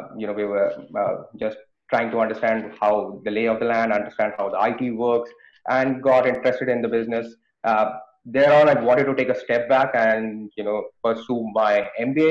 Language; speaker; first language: English; non-native, local second language; Hindi